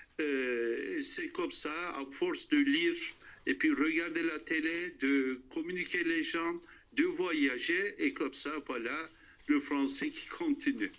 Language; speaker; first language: French; non-native, fluent; Turkish